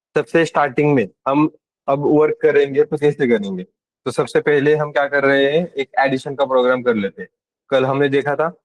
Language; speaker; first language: Hindi; non-native, local second language; Marathi